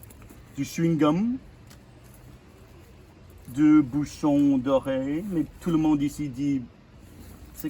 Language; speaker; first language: French; non-native, fluent; English